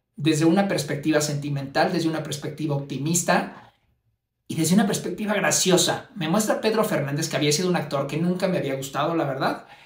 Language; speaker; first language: Spanish; native; Spanish